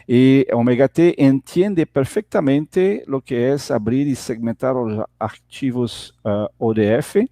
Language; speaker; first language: Spanish; non-native, fluent; Portuguese